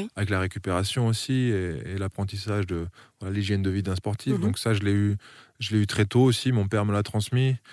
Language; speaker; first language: French; native; French